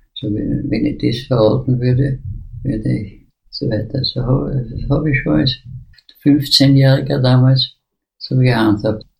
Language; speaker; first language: German; native; German